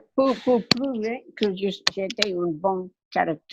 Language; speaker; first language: French; non-native, learner; English